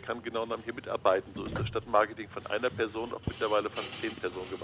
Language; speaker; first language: German; native; German